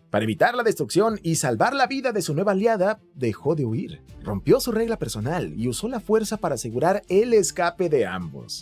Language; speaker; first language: Spanish; native; Spanish